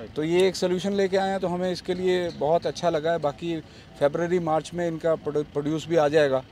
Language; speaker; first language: Hindi; native; Hindi